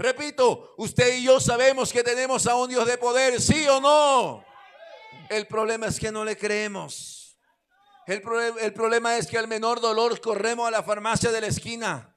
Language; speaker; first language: Spanish; native; Spanish